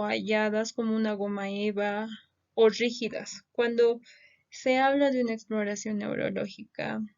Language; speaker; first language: Spanish; native; Spanish